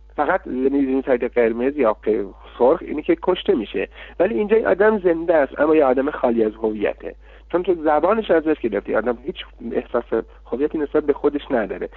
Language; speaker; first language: Persian; non-native, local second language; Kurdish